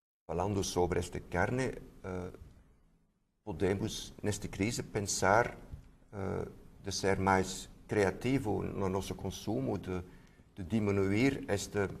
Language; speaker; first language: Portuguese; non-native, fluent; Dutch